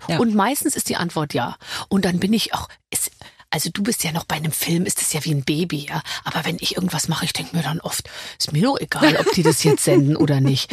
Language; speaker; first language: German; native; German